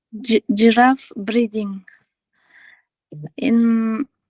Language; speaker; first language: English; non-native, learner; Kazakh